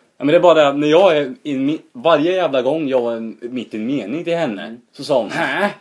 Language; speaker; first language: Swedish; native; Swedish